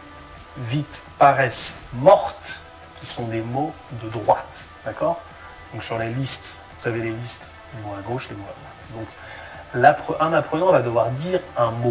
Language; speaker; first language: French; native; French